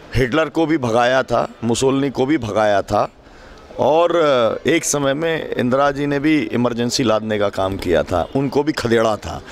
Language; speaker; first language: Hindi; native; Hindi